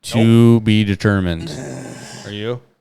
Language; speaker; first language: English; native; English